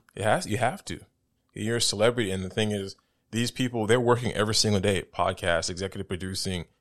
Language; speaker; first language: English; native; English